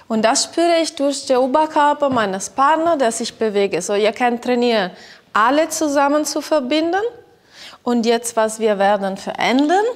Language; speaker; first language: German; non-native, fluent; Italian